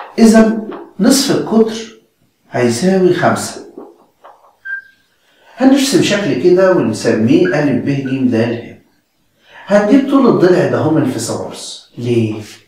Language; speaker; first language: Arabic; native; Arabic